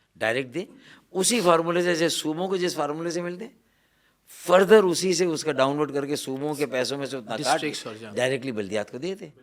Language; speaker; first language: Urdu; native; Urdu